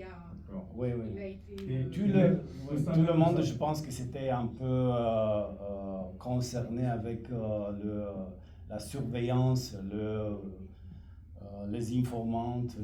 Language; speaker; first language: French; non-native, fluent; Romanian